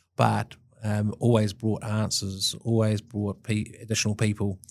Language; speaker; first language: English; native; English